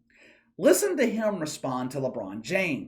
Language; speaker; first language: English; native; English